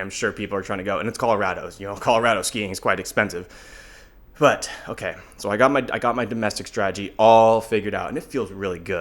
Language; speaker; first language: English; native; English